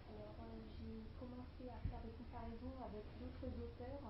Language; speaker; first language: French; non-native, learner; Chinese